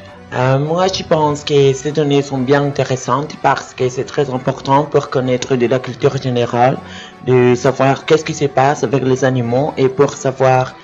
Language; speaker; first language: French; non-native, learner; Spanish